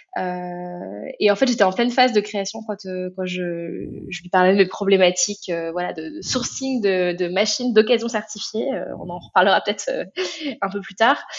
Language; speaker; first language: French; native; French